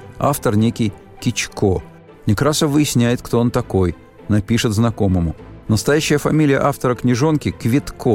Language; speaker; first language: Russian; native; Russian